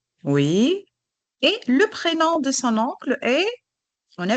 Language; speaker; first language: French; non-native, local second language; Arabic